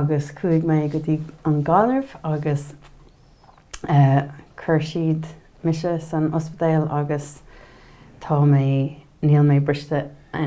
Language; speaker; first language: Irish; non-native, learner; English